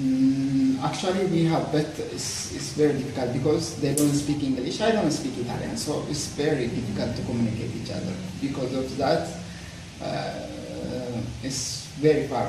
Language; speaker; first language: English; non-native, learner; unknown